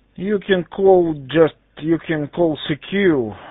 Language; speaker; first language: English; non-native, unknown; Russian